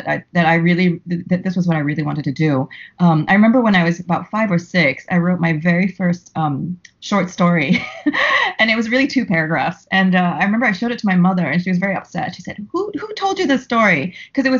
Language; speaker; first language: English; native; English